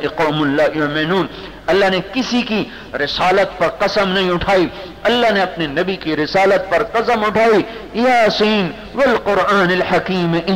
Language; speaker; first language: Urdu; non-native, local second language; Punjabi